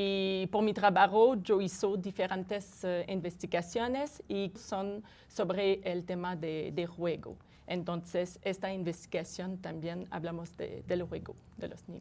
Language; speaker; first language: Spanish; non-native, fluent; French